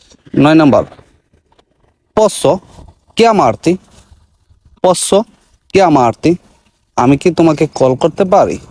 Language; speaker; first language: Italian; non-native, learner; Bangla